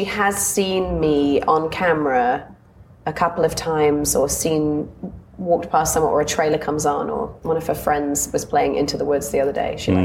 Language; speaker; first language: English; native; English